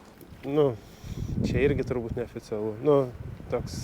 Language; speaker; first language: Lithuanian; native; Lithuanian